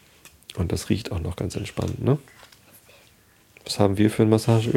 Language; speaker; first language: German; native; German